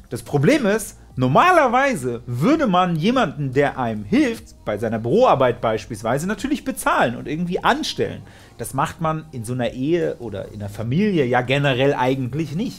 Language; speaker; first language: German; native; German